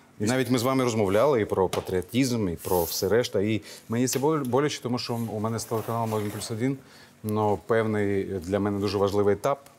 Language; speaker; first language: Ukrainian; non-native, local second language; Crimean Tatar